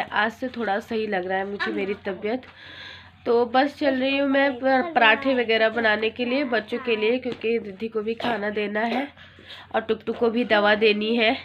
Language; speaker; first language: Hindi; native; Hindi